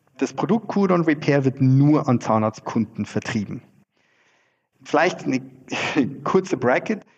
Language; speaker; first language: German; native; German